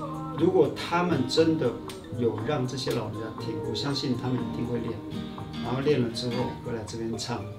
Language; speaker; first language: Chinese; native; Chinese